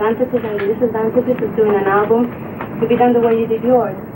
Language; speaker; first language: English; non-native, fluent; Spanish